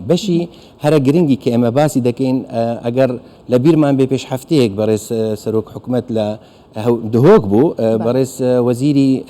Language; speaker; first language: Central Kurdish; non-native, local second language; Kurdish